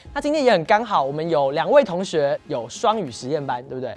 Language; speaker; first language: Chinese; native; Chinese